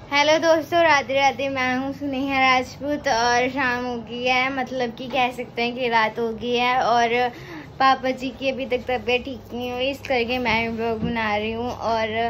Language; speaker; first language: Hindi; non-native, local second language; Punjabi